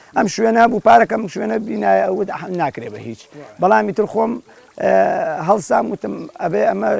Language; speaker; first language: Central Kurdish; native; Central Kurdish